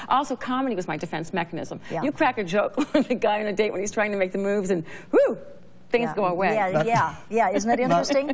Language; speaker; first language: English; native; English